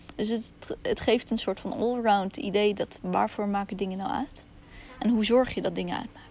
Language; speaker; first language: Dutch; early bilingual, other home language; Russian